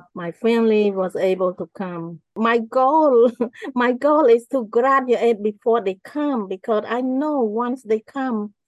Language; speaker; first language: English; non-native, fluent; Khmer